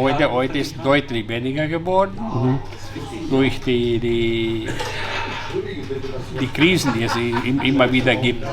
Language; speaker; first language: German; non-native, fluent; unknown